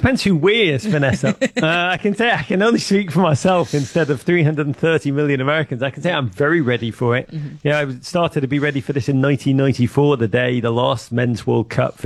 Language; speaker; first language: English; native; English